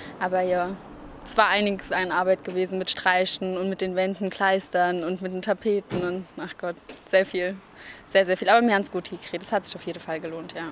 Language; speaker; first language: German; native; German